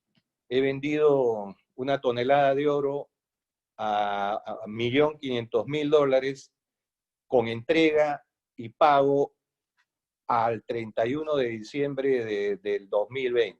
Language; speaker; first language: Spanish; native; Spanish